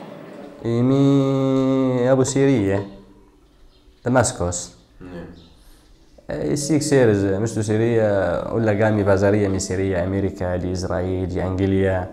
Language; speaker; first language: Greek; non-native, learner; Arabic